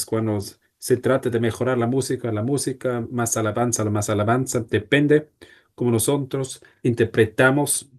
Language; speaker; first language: Spanish; non-native, fluent; German